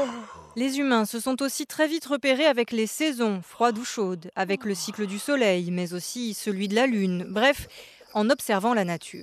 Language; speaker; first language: French; native; French